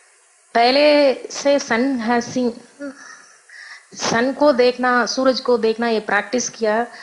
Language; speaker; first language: Hindi; non-native, local second language; Tamil